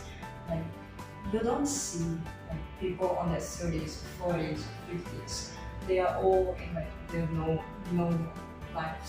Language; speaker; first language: English; non-native, fluent; Portuguese